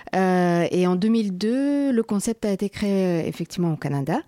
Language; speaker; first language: French; non-native, fluent; Bulgarian